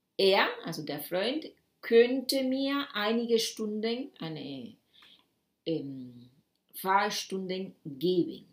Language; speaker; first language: German; non-native, fluent; Spanish